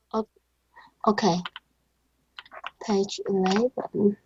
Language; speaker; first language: English; non-native, learner; Chinese